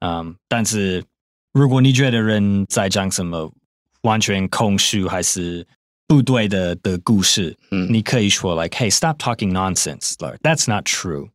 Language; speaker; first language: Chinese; non-native, fluent; English